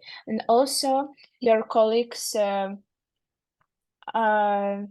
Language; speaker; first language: English; non-native, learner; Russian